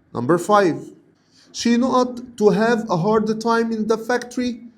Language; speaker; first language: English; non-native, fluent; Arabic